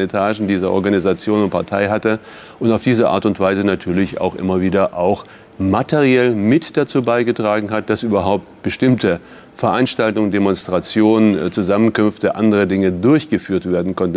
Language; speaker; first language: German; native; German